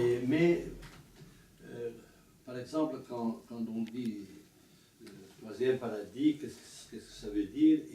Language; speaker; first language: French; non-native, fluent; Italian